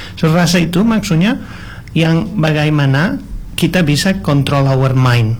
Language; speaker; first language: Indonesian; non-native, learner; Spanish